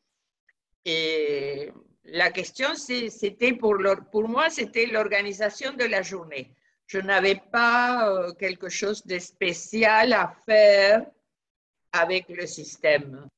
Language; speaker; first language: French; non-native, fluent; Spanish